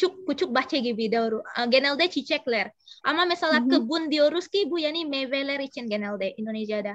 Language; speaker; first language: Turkish; non-native, learner; Indonesian